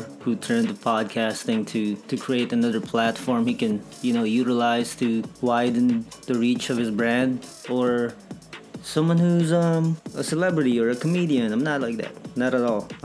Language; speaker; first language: English; non-native, local second language; Filipino